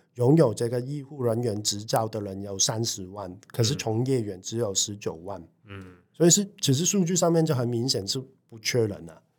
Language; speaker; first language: Chinese; non-native, local second language; Cantonese